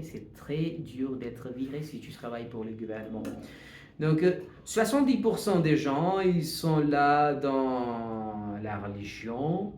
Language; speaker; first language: French; non-native, fluent; Hindi